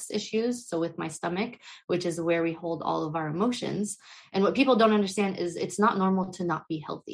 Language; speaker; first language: English; native; English